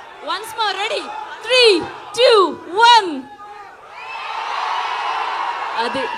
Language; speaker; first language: Telugu; native; Telugu